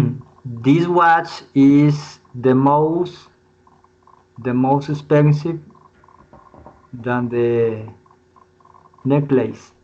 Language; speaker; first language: English; non-native, learner; Spanish